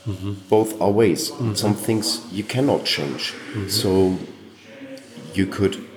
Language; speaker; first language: English; non-native, fluent; German